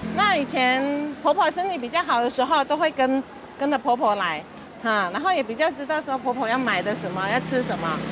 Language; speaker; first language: Chinese; early bilingual, heritage; Hakka Chinese